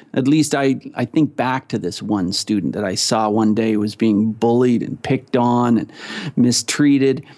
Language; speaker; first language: English; native; English